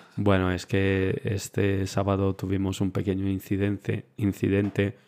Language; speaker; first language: Spanish; early bilingual, other home language; Romanian